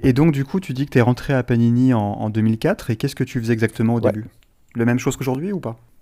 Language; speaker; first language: French; native; French